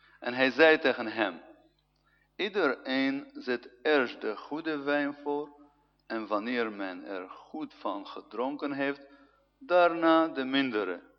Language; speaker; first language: Dutch; non-native, fluent; Arabic